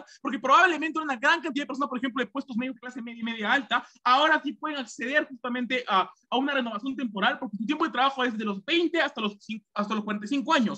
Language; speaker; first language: Spanish; native; Spanish